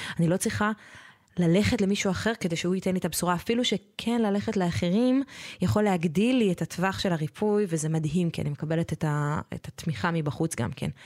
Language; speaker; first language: Hebrew; native; Hebrew